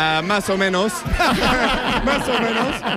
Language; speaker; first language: Spanish; non-native, learner; English